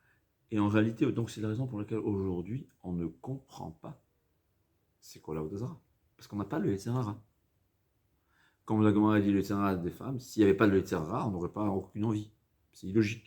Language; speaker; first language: French; native; French